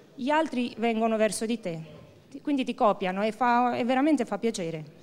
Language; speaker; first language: Italian; non-native, fluent; Croatian